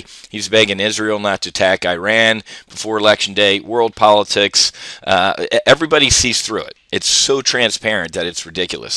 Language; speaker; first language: English; native; English